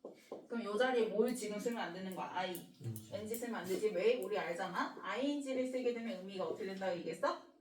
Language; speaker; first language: Korean; native; Korean